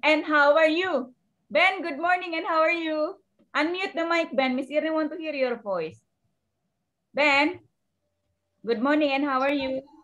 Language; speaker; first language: English; non-native, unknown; Indonesian